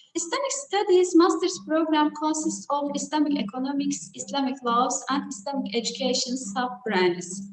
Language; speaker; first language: English; non-native, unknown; Turkish